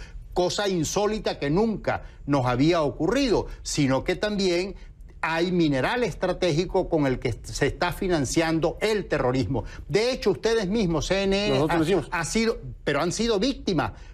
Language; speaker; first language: Spanish; native; Spanish